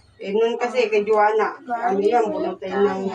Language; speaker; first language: Filipino; native; Filipino